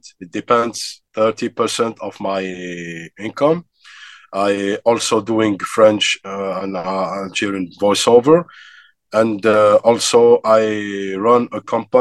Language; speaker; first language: English; non-native, fluent; Arabic